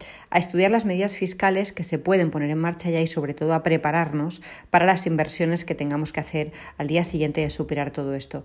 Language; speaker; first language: Spanish; native; Spanish